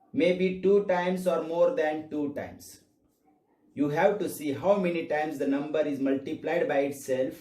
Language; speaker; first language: English; non-native, local second language; Marathi